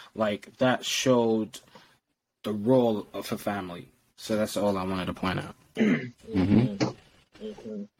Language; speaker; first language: English; non-native, local second language; Yoruba